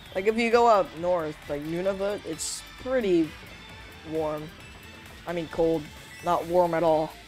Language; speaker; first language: English; native; English